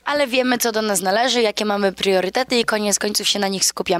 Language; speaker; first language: Polish; native; Polish